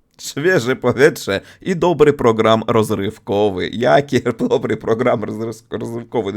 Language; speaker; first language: Polish; non-native, fluent; Russian